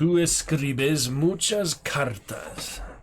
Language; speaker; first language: Spanish; non-native, learner; English